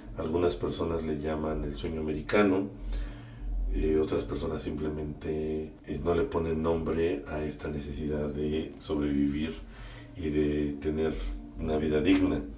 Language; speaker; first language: Spanish; native; Spanish